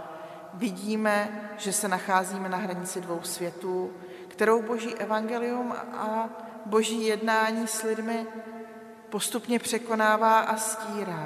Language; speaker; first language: Czech; native; Czech